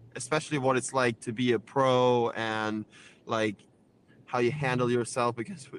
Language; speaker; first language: English; non-native, fluent; Swedish